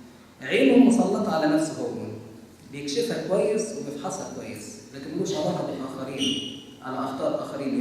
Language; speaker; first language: Arabic; native; Arabic